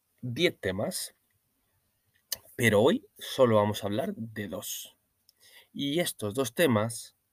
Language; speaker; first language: Spanish; non-native, learner; Norwegian